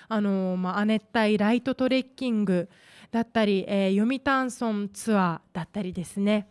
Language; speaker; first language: Japanese; native; Japanese